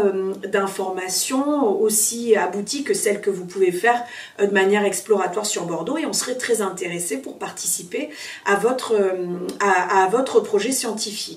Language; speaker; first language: French; native; French